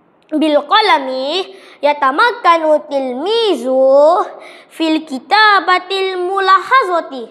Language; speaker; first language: Arabic; non-native, learner; Malay